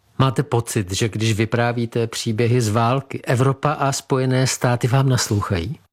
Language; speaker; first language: Czech; native; Czech